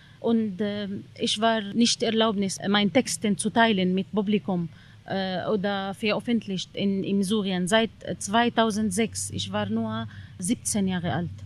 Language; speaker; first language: German; non-native, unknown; Arabic